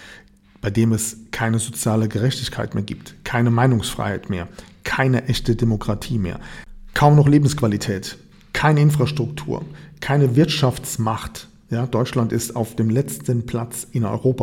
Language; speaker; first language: German; native; German